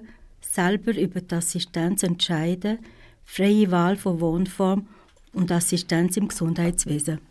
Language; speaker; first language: German; native; German